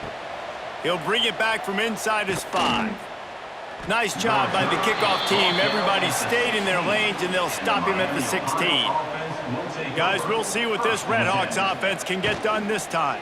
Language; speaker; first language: English; native; English